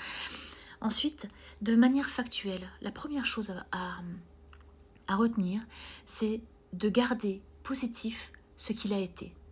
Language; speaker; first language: French; native; French